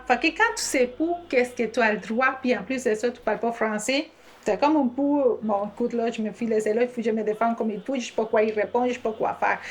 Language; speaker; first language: French; non-native, fluent; Spanish